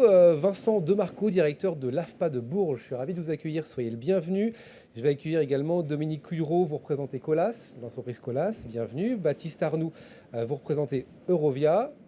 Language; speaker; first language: French; native; French